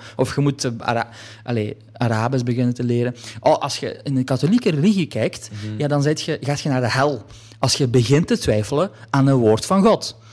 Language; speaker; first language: Dutch; early bilingual, other home language; Polish